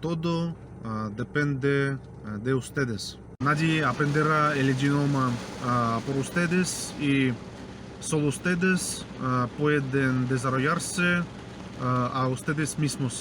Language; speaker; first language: Spanish; non-native, fluent; Russian